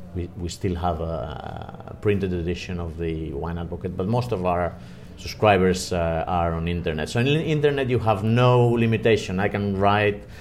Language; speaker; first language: English; non-native, fluent; Spanish